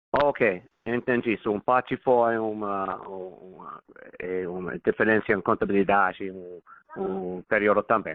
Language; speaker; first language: Portuguese; non-native, fluent; English